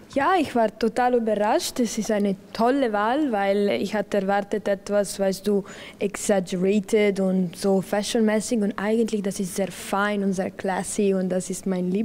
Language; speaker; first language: German; non-native, local second language; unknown